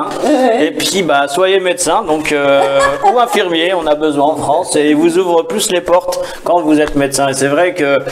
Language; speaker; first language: French; native; French